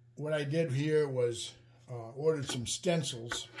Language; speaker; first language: English; native; English